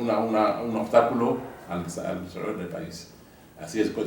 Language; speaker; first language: Spanish; non-native, fluent; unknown